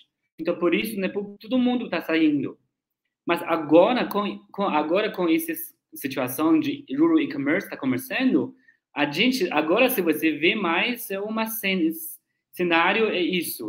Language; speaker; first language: Portuguese; non-native, learner; Chinese